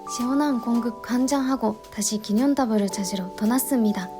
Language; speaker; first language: Korean; non-native, fluent; Japanese